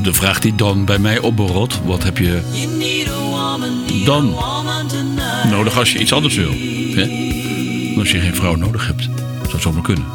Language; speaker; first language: Dutch; native; Dutch